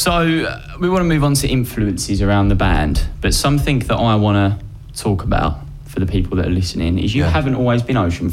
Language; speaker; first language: English; native; English